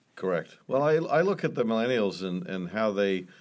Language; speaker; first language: English; native; English